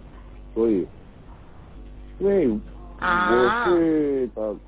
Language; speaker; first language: Chinese; non-native, learner; Korean